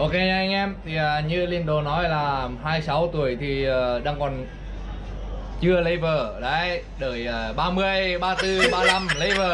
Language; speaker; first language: Vietnamese; native; Vietnamese